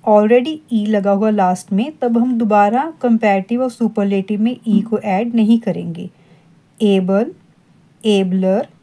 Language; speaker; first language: Hindi; non-native, local second language; Punjabi